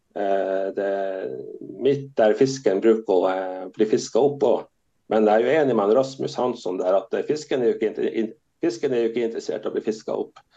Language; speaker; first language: Norwegian; native; Norwegian